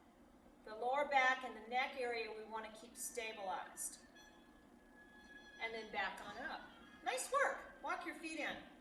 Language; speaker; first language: English; native; English